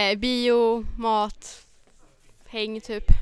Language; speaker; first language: Swedish; native; Swedish